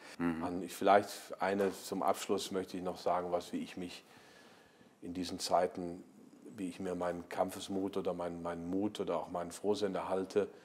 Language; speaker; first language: German; native; German